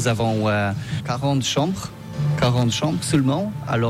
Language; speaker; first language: French; non-native, learner; Polish